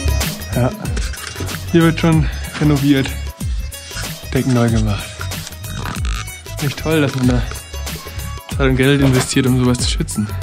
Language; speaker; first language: German; native; German